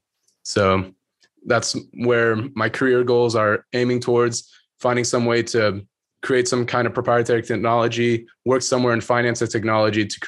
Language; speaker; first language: English; native; English